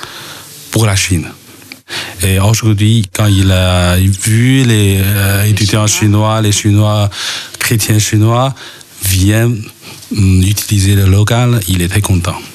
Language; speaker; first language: French; non-native, learner; Chinese